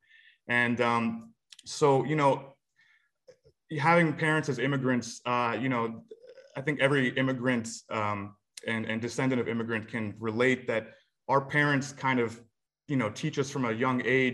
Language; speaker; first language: English; native; English